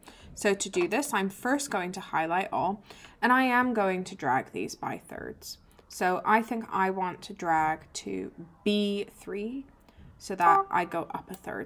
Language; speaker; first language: English; native; English